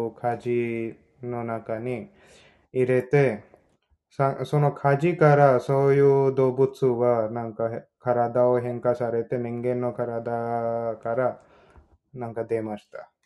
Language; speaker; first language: Japanese; non-native, learner; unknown